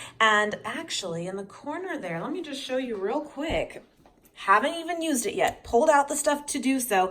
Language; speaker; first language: English; native; English